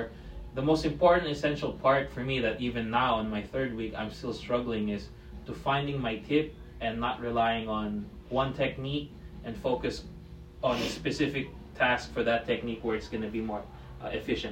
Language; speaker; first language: English; non-native, local second language; Filipino